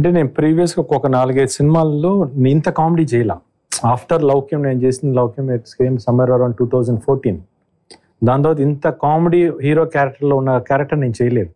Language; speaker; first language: Telugu; native; Telugu